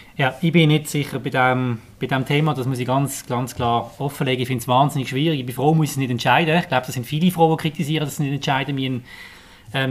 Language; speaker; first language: German; native; German